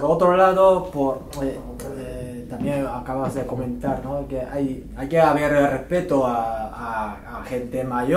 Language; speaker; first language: Spanish; non-native, fluent; Japanese